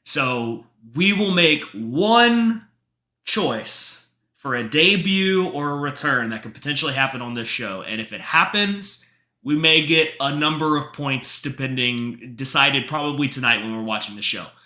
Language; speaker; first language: English; native; English